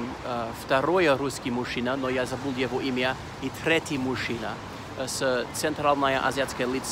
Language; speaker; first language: Russian; non-native, learner; English